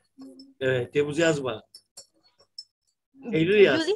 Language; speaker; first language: Turkish; native; Turkish